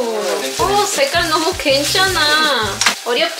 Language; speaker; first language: Korean; non-native, learner; Spanish